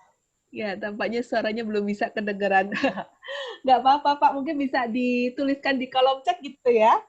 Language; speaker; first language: Indonesian; native; Indonesian